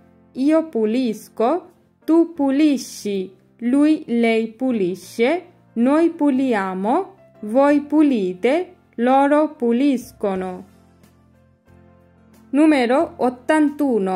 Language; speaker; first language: Italian; non-native, fluent; Bangla